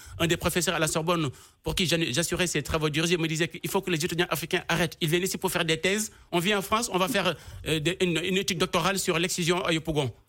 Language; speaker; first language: French; non-native, local second language; Wolof